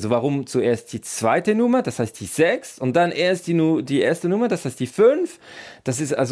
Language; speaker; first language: German; non-native, local second language; French